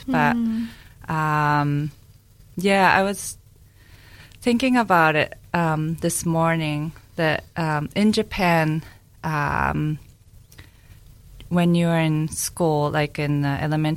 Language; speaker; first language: English; non-native, fluent; Japanese